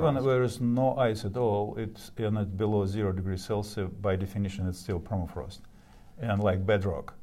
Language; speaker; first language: English; non-native, fluent; Russian